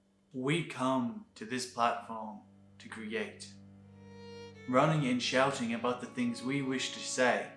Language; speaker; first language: English; native; English